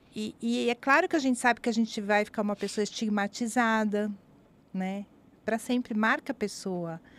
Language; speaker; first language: Portuguese; native; Portuguese